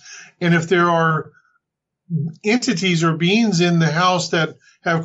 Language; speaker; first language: English; native; English